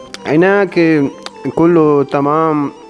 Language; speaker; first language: Arabic; non-native, learner; Urdu